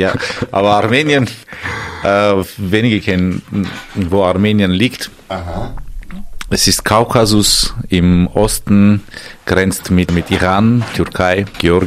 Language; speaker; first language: German; non-native, fluent; Armenian